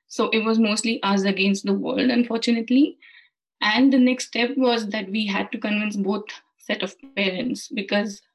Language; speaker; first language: English; non-native, local second language; Hindi